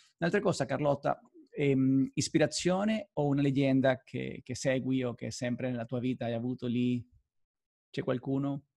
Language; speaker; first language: Italian; non-native, fluent; Spanish